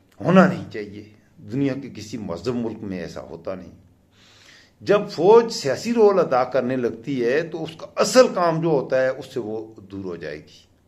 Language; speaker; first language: Urdu; non-native, local second language; Pashto